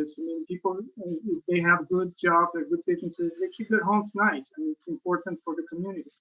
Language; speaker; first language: English; non-native, fluent; Spanish